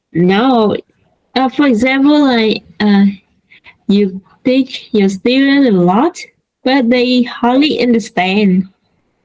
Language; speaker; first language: English; non-native, learner; Vietnamese